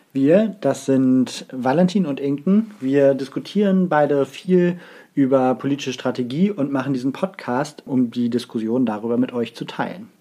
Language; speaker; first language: German; native; German